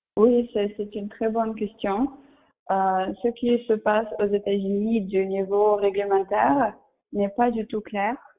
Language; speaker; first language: French; non-native, fluent; Russian